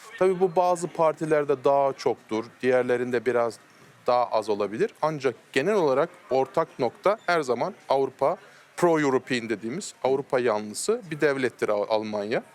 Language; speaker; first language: Turkish; early bilingual, heritage; Turkish